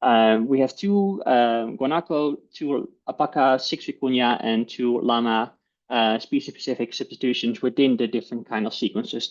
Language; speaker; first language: English; non-native, fluent; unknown